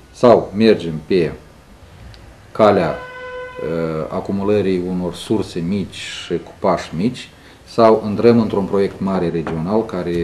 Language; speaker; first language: Romanian; native; Romanian